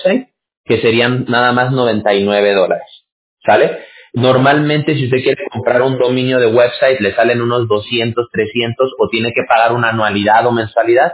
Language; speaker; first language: Spanish; native; Spanish